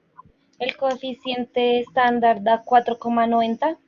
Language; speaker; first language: Spanish; native; Spanish